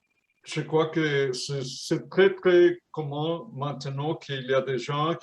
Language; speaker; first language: French; non-native, fluent; Spanish